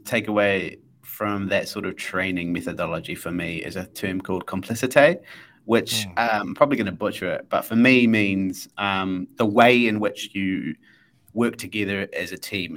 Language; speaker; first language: English; native; English